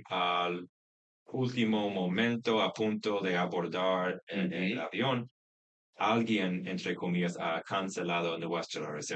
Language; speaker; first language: Spanish; non-native, fluent; English